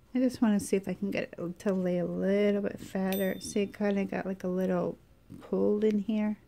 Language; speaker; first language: English; native; English